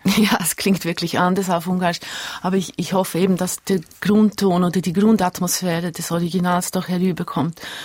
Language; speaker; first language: German; early bilingual, other home language; Hungarian